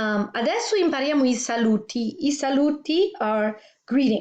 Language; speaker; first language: Italian; non-native, fluent; English